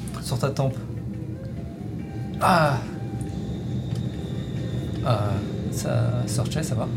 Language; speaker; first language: French; native; French